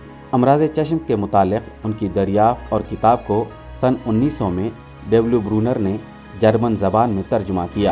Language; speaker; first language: Urdu; native; Urdu